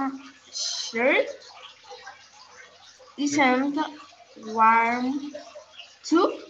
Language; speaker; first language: English; non-native, learner; Spanish